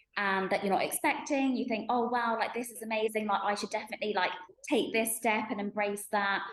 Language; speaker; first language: English; native; English